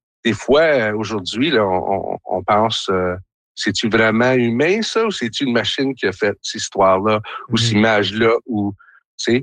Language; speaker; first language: French; native; French